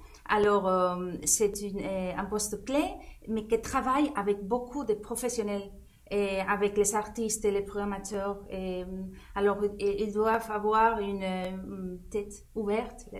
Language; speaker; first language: French; non-native, fluent; Spanish